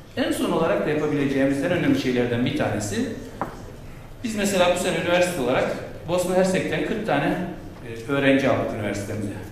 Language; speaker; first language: Turkish; native; Turkish